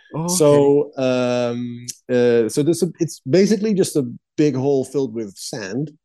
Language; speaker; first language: English; non-native, fluent; Dutch